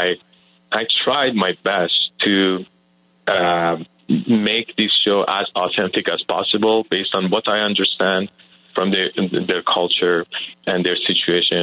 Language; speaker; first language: English; non-native, fluent; Persian